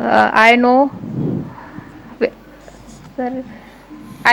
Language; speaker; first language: English; non-native, learner; Hindi